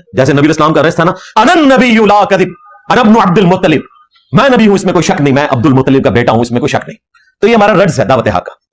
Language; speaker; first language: Urdu; non-native, local second language; Punjabi